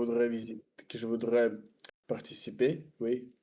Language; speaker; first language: French; non-native, fluent; Russian